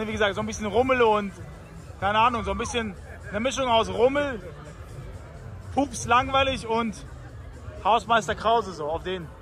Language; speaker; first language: German; native; German